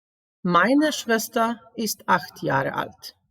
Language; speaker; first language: German; non-native, fluent; Macedonian